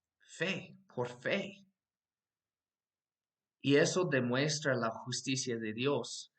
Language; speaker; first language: Spanish; non-native, fluent; English